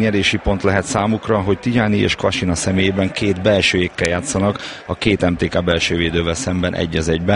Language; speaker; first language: Hungarian; native; Hungarian